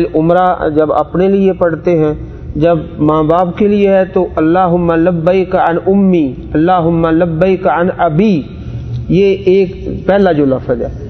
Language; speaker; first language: Urdu; non-native, local second language; Punjabi